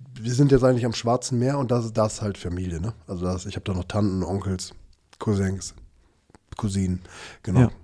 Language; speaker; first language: German; early bilingual, other home language; Turkish